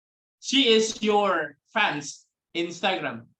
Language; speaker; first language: English; non-native, local second language; Indonesian